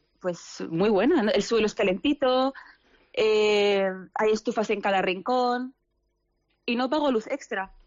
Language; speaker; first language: Spanish; early bilingual, other home language; Arabic